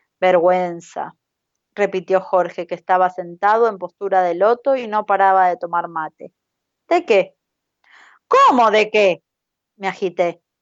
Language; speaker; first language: Spanish; native; Spanish